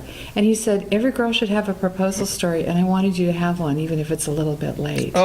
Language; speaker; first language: English; native; English